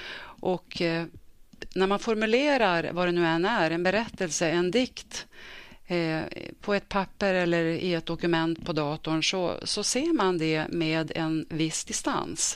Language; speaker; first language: Swedish; native; Swedish